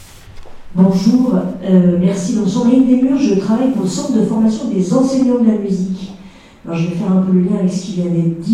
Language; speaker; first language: French; native; French